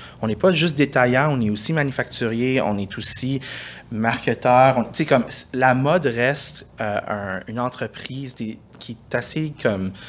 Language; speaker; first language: French; early bilingual, other home language; Persian